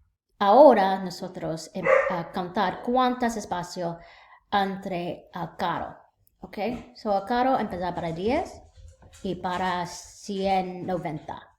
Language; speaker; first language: Spanish; non-native, learner; English